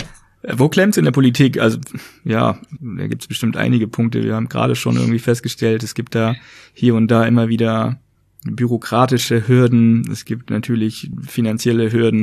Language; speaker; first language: German; native; German